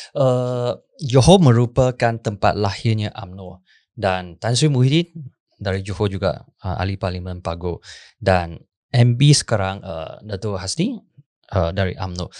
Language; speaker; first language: Malay; non-native, local second language; Chinese